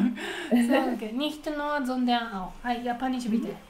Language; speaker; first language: German; non-native, learner; Japanese